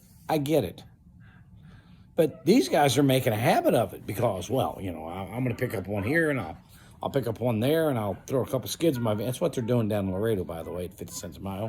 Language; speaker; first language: English; native; English